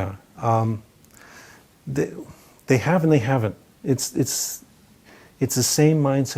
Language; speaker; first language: English; native; English